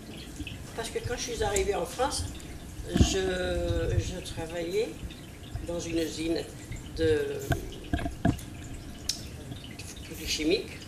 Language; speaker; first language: French; non-native, fluent; Portuguese